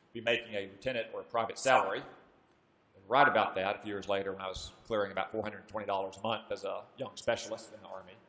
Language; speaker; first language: English; native; English